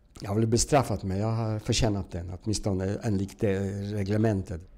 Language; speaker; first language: Swedish; non-native, fluent; Polish